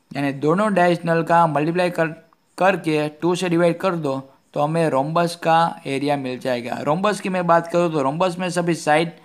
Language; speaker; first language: Hindi; non-native, local second language; Gujarati